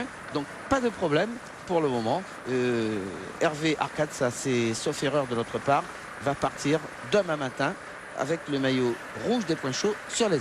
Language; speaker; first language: French; native; French